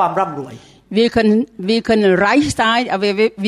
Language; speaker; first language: German; non-native, learner; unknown